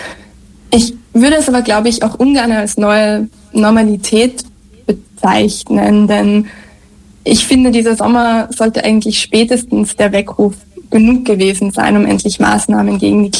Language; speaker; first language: German; native; German